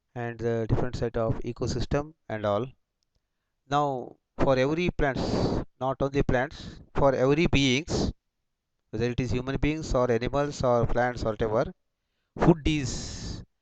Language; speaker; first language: English; non-native, local second language; Kannada